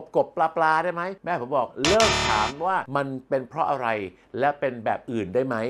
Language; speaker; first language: Thai; non-native, local second language; English